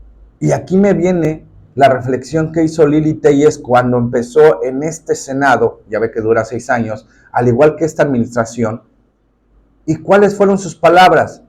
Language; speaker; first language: Spanish; native; Spanish